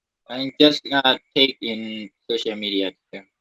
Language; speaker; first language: English; non-native, learner; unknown